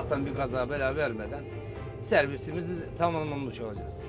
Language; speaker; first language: Turkish; native; Turkish